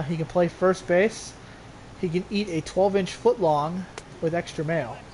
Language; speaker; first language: English; native; English